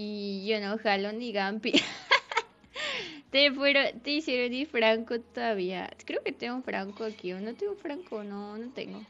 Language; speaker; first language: Spanish; native; Spanish